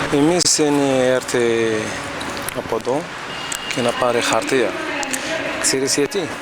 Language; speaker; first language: Greek; non-native, learner; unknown